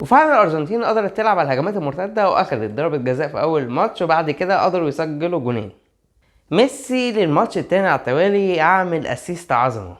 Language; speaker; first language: Arabic; native; Arabic